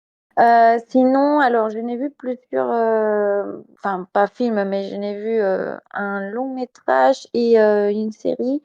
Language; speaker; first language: French; non-native, fluent; Spanish